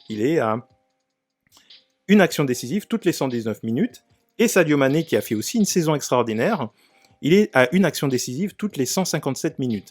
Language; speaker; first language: French; native; French